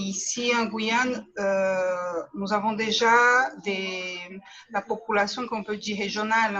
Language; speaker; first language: French; native; French